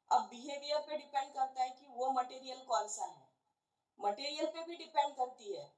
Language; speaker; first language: Hindi; non-native, local second language; Marathi